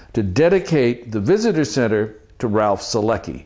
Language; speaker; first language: English; native; English